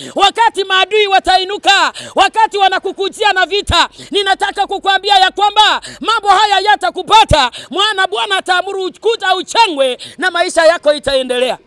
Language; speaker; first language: Swahili; non-native, local second language; Luyia